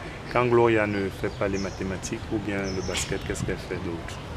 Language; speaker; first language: French; native; French